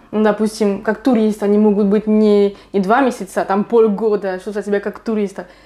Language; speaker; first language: Russian; non-native, fluent; French